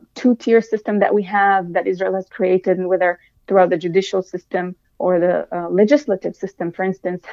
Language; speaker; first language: English; non-native, fluent; Arabic